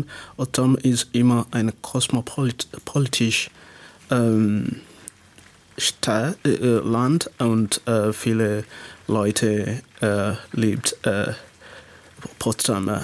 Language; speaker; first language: German; non-native, learner; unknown